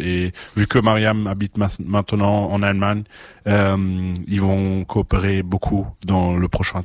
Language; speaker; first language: French; non-native, fluent; German